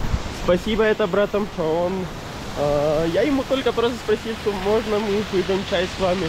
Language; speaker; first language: Russian; non-native, learner; Pashto